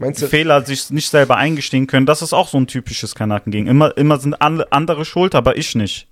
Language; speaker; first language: German; early bilingual, other home language; Italian